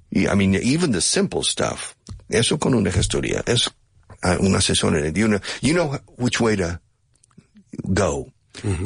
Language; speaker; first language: Spanish; non-native, fluent; English